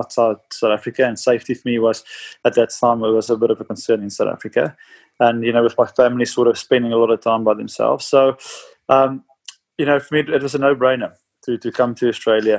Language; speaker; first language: English; non-native, local second language; Afrikaans